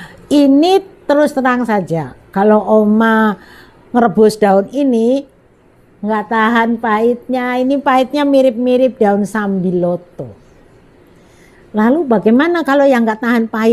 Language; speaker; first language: Indonesian; native; Indonesian